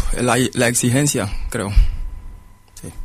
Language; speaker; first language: Spanish; non-native, fluent; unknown